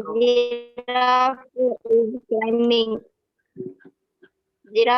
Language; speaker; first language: English; non-native, learner; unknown